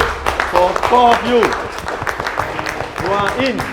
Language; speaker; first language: English; non-native, fluent; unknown